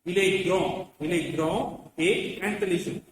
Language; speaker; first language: French; non-native, fluent; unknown